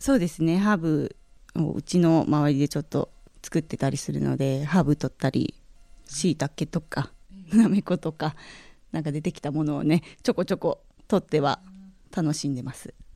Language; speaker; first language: Japanese; native; Japanese